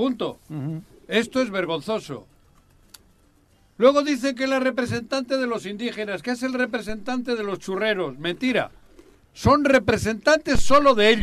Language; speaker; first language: Spanish; native; Spanish